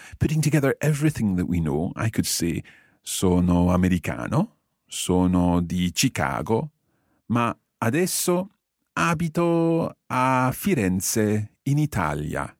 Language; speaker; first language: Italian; non-native, fluent; English